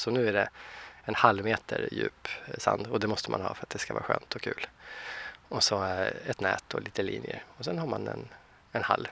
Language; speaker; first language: Swedish; native; Swedish